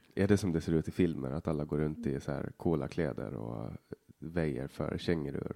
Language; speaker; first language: Swedish; native; Swedish